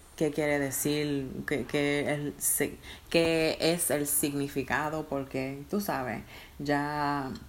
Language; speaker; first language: Spanish; early bilingual, heritage; Spanish